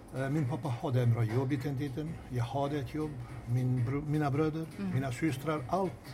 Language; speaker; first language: Swedish; non-native, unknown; Albanian